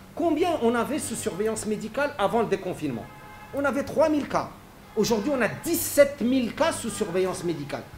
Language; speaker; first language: French; non-native, local second language; Arabic